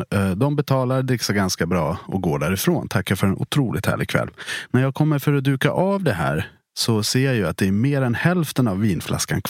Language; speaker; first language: Swedish; native; Swedish